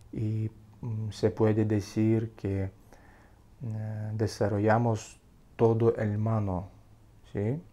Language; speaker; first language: Spanish; non-native, learner; Russian